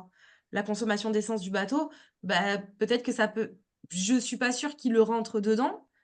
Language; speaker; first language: French; native; French